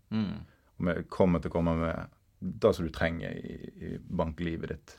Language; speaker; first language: Norwegian; native; Norwegian